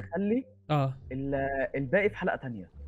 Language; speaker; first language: Arabic; native; Arabic